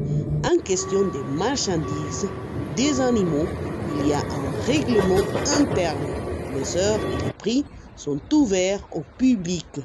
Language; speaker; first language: French; non-native, learner; Spanish